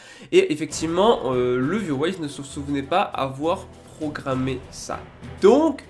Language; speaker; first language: French; native; French